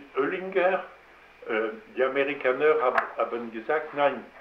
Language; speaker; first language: German; non-native, learner; French